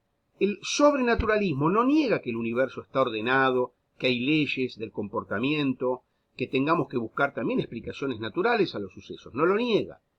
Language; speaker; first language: Spanish; native; Spanish